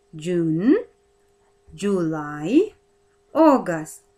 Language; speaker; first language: English; non-native, fluent; Kazakh